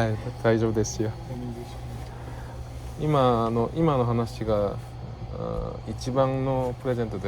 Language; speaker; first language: Japanese; non-native, learner; Korean